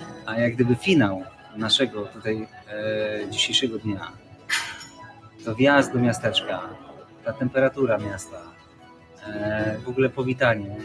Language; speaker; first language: Polish; native; Polish